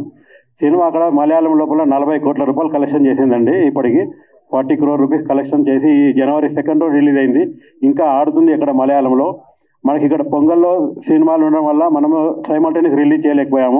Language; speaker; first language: Telugu; native; Telugu